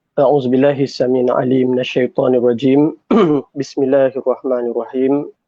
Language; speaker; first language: Malay; native; Malay